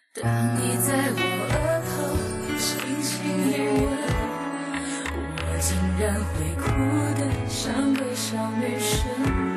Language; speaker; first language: Chinese; native; Chinese